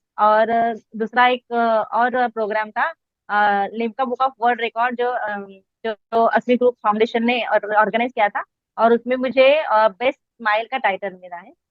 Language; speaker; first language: Hindi; non-native, local second language; Marathi